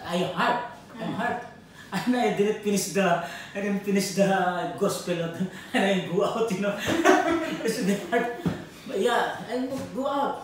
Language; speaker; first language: English; non-native, learner; Filipino